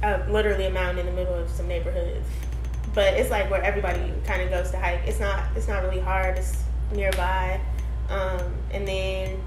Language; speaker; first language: English; native; English